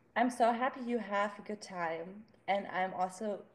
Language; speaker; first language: English; non-native, fluent; German